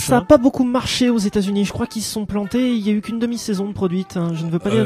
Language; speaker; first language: French; native; French